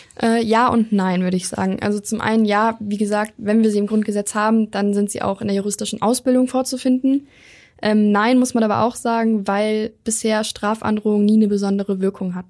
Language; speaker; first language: German; native; German